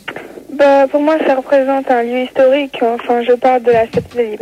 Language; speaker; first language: French; native; French